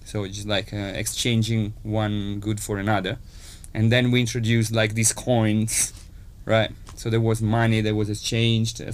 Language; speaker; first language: English; non-native, fluent; Italian